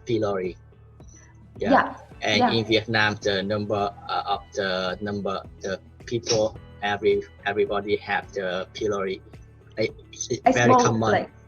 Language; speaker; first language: English; non-native, learner; Vietnamese